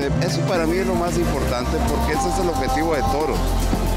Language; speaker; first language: Spanish; native; Spanish